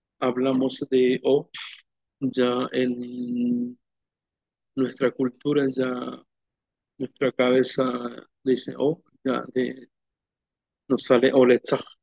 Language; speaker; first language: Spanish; non-native, local second language; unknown